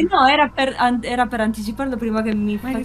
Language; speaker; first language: Italian; native; Italian